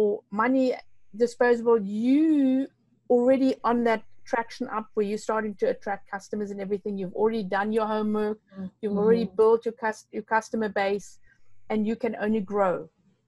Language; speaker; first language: English; non-native, local second language; Afrikaans